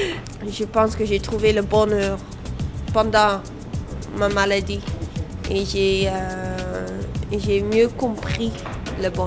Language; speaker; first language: French; non-native, fluent; Dutch